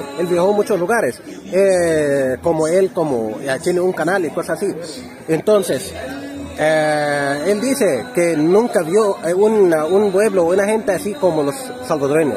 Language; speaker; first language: Spanish; non-native, learner; Arabic